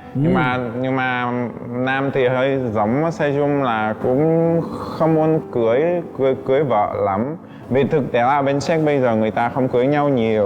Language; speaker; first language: Vietnamese; non-native, fluent; Czech